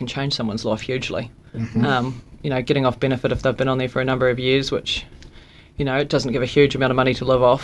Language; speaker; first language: English; native; English